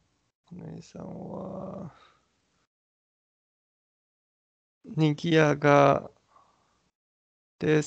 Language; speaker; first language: Japanese; non-native, learner; Chinese